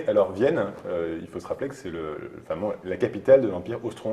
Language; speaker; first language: French; native; French